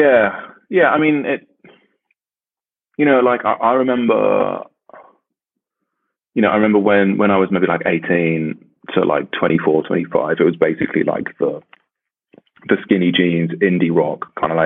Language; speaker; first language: English; native; English